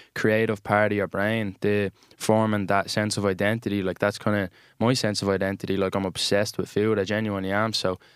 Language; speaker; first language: English; native; English